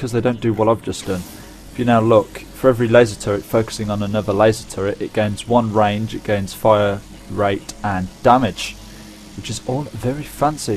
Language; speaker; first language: English; native; English